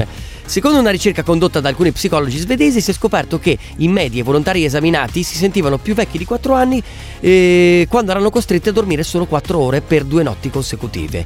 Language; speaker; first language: Italian; native; Italian